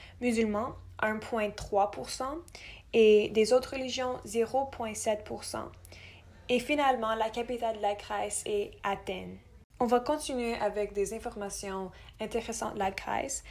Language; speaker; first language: French; non-native, local second language; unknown